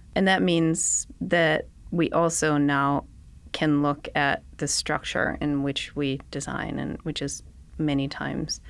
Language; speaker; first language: English; non-native, fluent; Danish